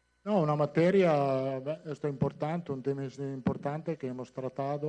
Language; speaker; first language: Portuguese; non-native, fluent; Italian